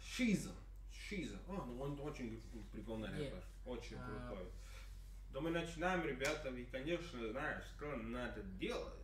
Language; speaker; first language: Russian; non-native, learner; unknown